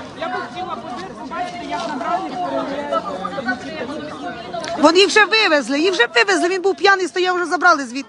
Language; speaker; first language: Ukrainian; native; Ukrainian